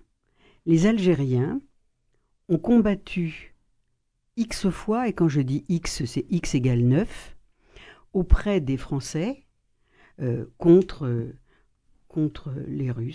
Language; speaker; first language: French; native; French